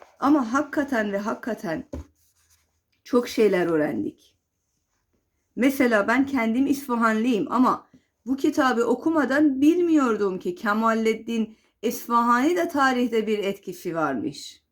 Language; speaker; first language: Turkish; non-native, fluent; Persian